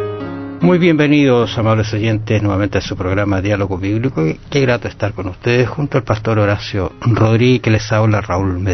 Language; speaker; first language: Spanish; native; Spanish